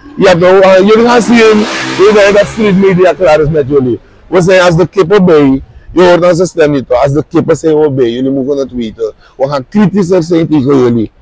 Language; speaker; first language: Dutch; native; Dutch